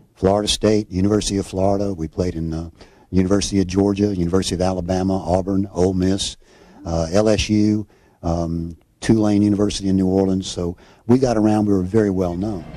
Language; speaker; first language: English; native; English